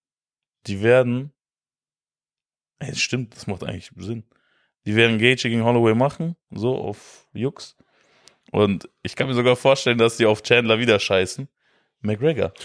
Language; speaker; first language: German; native; German